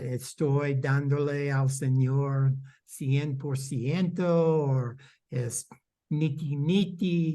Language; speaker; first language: Spanish; non-native, fluent; English